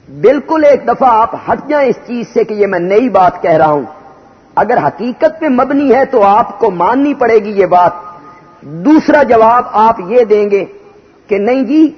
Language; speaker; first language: Urdu; non-native, local second language; Punjabi